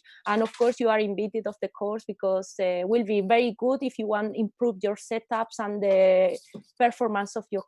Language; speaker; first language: English; non-native, learner; Spanish